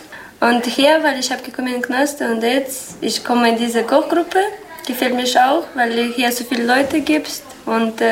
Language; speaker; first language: German; non-native, learner; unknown